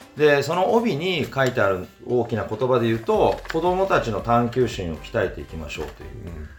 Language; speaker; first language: Japanese; native; Japanese